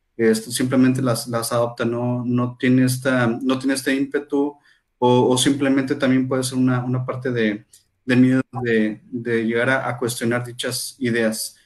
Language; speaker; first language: Spanish; native; Spanish